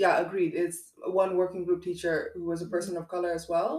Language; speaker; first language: English; non-native, local second language; Dutch